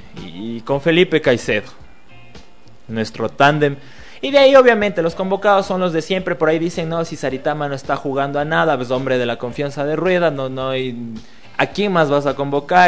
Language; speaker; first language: Spanish; native; Spanish